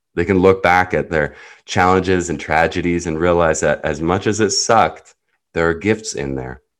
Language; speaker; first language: English; early bilingual, other home language; Hebrew